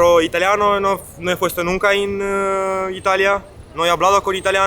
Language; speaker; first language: Spanish; non-native, learner; Romanian